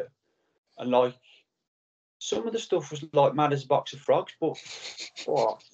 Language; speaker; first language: English; native; English